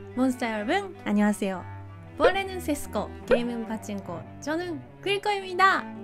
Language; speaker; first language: Korean; non-native, learner; Japanese